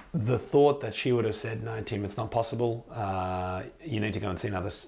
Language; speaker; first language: English; native; English